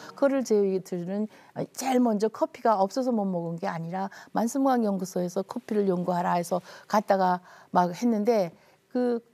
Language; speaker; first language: Korean; native; Korean